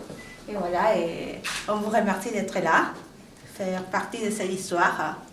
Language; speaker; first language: French; non-native, fluent; Spanish